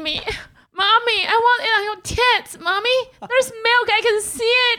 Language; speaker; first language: English; non-native, fluent; Chinese